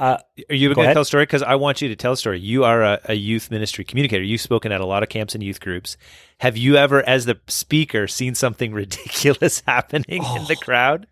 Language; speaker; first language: English; native; English